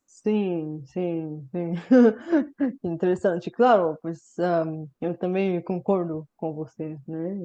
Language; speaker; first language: Portuguese; non-native, fluent; Bulgarian